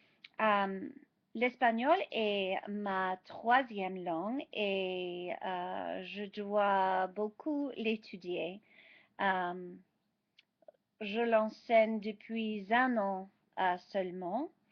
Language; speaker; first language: French; non-native, fluent; English